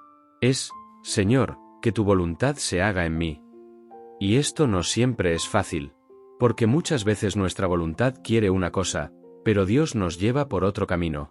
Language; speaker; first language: Spanish; native; Spanish